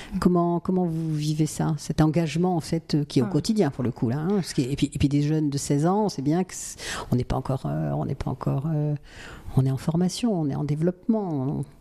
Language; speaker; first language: French; native; French